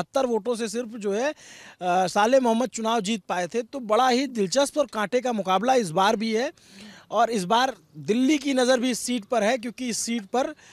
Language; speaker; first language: Hindi; native; Hindi